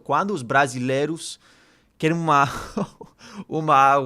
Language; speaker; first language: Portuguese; non-native, learner; English